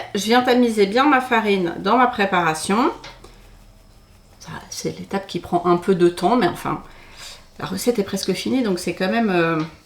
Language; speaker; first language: French; native; French